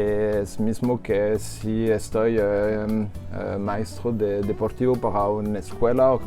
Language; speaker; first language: Spanish; non-native, learner; French